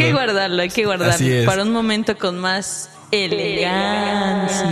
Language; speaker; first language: Spanish; native; Spanish